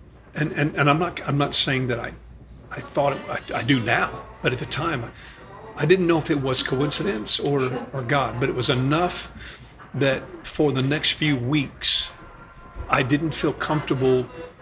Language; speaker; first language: English; native; English